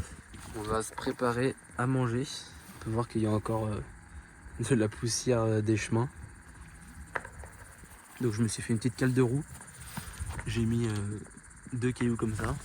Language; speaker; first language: French; native; French